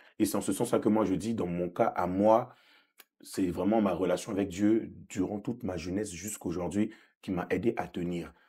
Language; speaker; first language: French; early bilingual, other home language; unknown